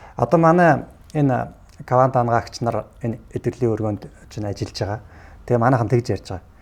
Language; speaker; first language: Mongolian; native; Mongolian